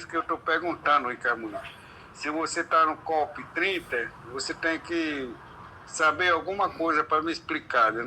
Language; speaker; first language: Portuguese; non-native, local second language; Kayapó